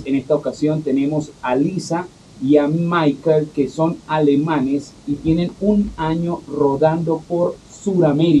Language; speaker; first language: Spanish; native; Spanish